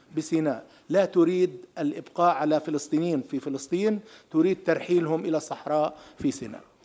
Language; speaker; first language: Arabic; native; Arabic